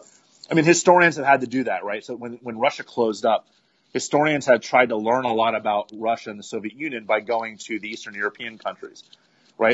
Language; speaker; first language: English; native; English